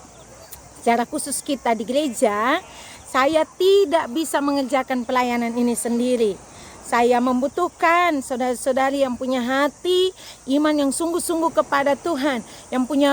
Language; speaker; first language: Indonesian; native; Indonesian